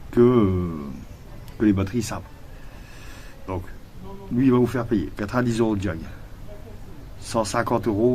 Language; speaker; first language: French; native; French